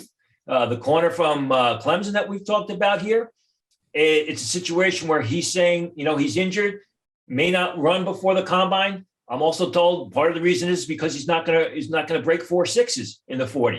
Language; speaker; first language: English; native; English